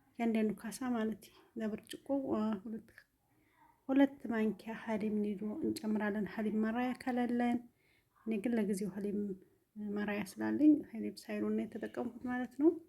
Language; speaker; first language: Amharic; native; Amharic